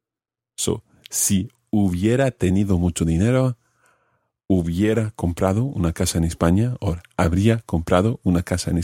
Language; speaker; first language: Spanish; non-native, fluent; English